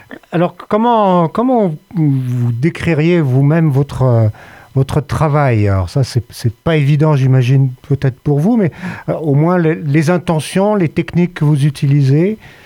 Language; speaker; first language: French; native; French